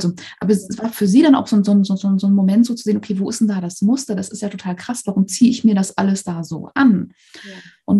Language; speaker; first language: German; native; German